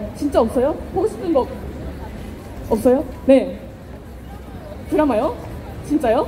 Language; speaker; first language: Korean; non-native, fluent; Japanese